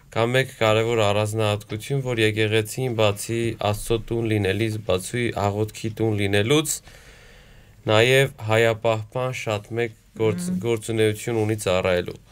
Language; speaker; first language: Armenian; native; Armenian